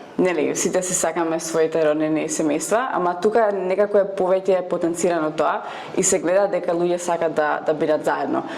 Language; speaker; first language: Macedonian; non-native, fluent; Czech